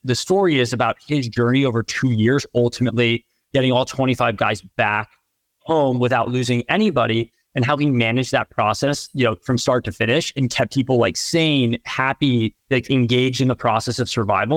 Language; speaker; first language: English; native; English